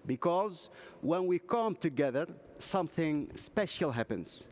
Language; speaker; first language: English; non-native, fluent; Dutch